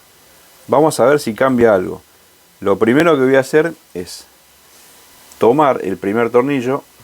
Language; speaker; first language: Spanish; native; Spanish